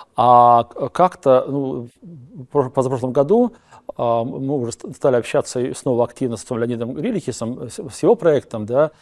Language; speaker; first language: Russian; native; Russian